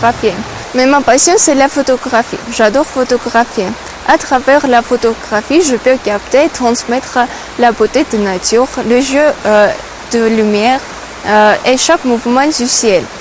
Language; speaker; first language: French; non-native, learner; Armenian